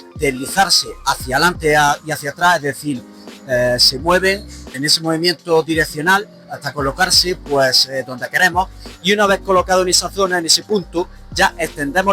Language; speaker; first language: Spanish; native; Spanish